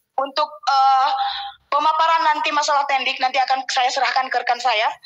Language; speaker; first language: Indonesian; non-native, local second language; Sundanese